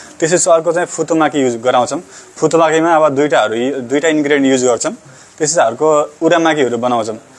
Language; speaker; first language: Nepali; native; Nepali